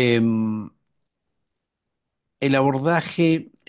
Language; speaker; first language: Spanish; native; Spanish